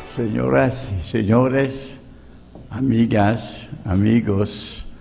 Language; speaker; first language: Portuguese; non-native, learner; French